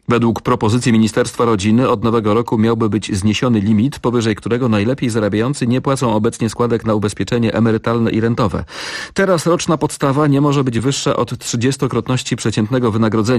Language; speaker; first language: Polish; native; Polish